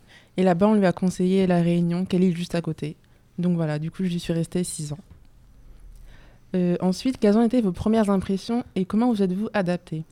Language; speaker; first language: French; native; French